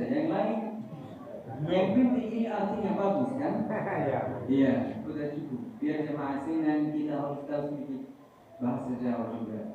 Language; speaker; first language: Indonesian; non-native, fluent; Arabic